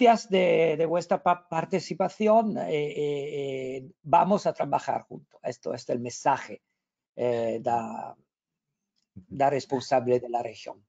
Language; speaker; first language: Spanish; non-native, learner; Italian